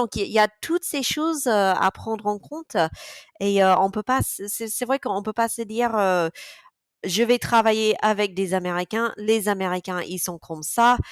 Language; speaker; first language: French; non-native, fluent; English